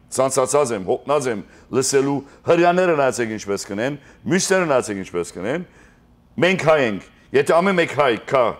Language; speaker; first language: Armenian; early bilingual, heritage; Armenian